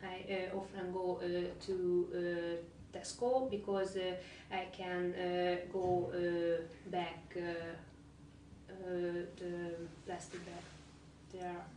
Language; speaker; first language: English; non-native, learner; Hungarian